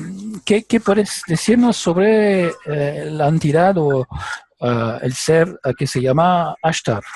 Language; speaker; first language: Spanish; non-native, learner; French